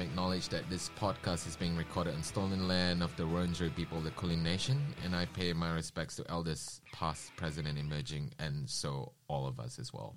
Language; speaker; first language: English; non-native, local second language; Malay